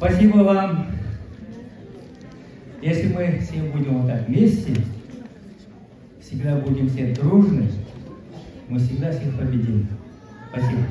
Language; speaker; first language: Russian; non-native, local second language; Uyghur